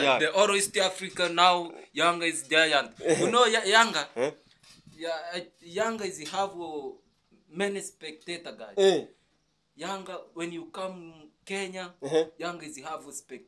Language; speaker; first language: English; non-native, learner; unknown